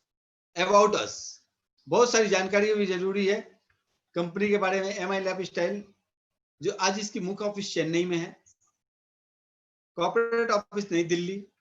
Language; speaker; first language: Hindi; native; Hindi